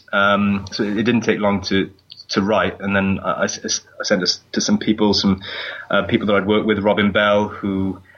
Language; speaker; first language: English; native; English